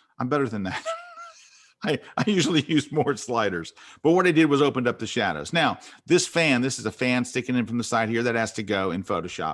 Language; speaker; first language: English; native; English